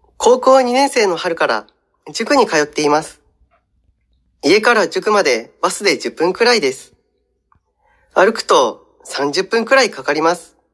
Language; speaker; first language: Japanese; non-native, fluent; Indonesian